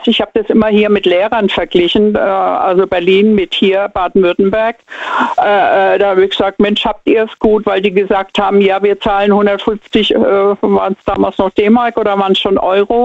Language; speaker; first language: German; native; German